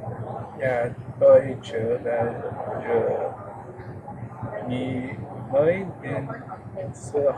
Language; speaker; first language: Vietnamese; non-native, learner; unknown